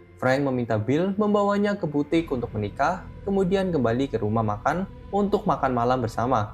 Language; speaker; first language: Indonesian; native; Indonesian